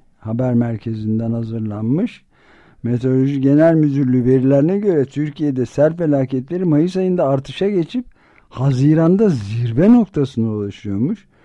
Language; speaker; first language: Turkish; native; Turkish